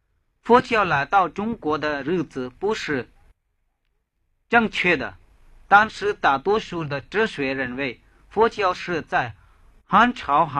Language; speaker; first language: Chinese; non-native, fluent; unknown